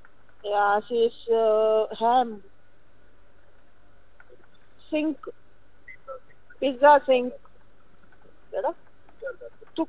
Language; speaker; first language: Estonian; non-native, learner; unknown